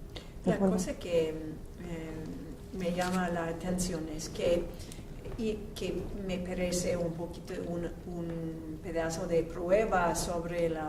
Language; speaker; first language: Spanish; non-native, fluent; English